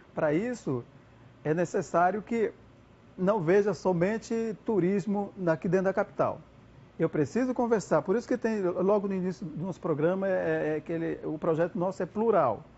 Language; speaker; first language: Portuguese; non-native, local second language; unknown